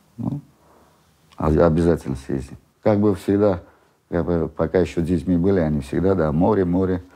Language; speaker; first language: Russian; non-native, local second language; Armenian